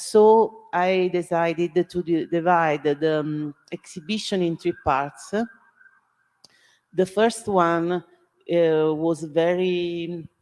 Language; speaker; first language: English; non-native, learner; Italian